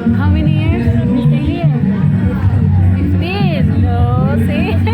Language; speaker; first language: English; non-native, learner; Filipino